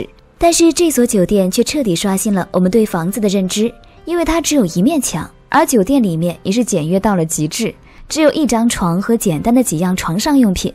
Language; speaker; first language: Chinese; native; Chinese